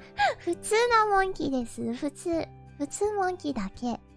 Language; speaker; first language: Japanese; non-native, learner; English